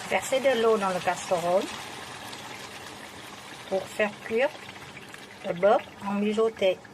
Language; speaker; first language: French; non-native, fluent; Vietnamese